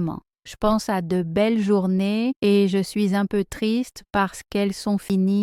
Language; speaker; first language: French; native; French